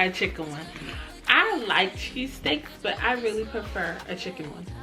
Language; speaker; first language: English; native; English